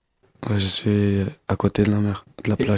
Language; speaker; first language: French; non-native, learner; Kabuverdianu